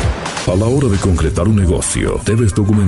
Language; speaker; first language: Spanish; native; Spanish